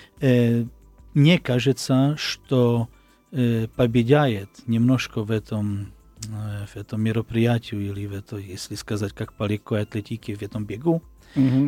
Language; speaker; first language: Russian; non-native, learner; Slovak